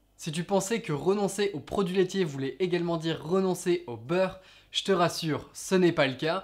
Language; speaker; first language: French; native; French